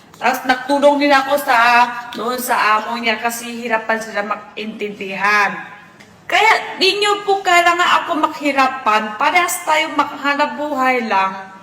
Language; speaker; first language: Filipino; non-native, learner; Chinese